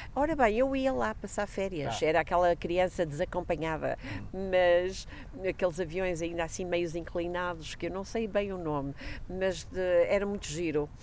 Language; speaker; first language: Portuguese; native; Portuguese